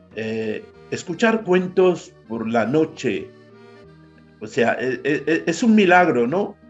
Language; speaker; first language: Spanish; non-native, fluent; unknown